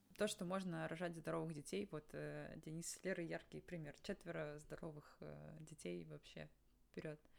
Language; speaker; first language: Russian; native; Russian